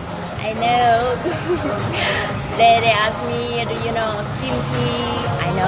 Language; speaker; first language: English; non-native, learner; Vietnamese